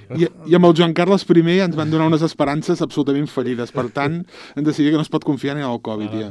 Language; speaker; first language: Catalan; native; Catalan